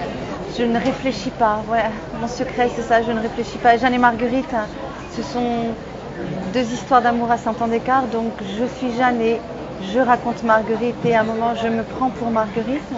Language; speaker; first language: French; native; French